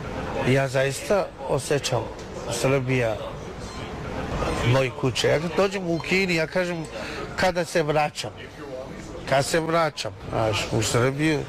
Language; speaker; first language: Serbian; non-native, learner; Chinese